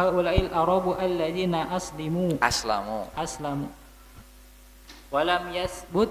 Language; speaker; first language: Arabic; non-native, learner; Indonesian